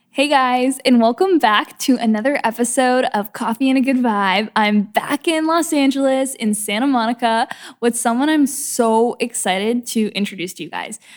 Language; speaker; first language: English; native; English